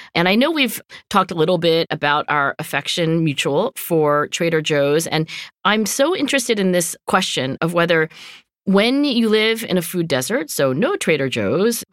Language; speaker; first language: English; native; English